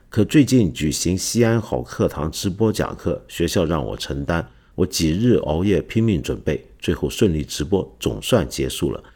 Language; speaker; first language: Chinese; non-native, local second language; Cantonese